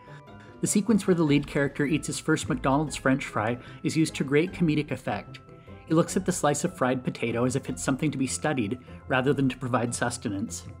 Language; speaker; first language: English; native; English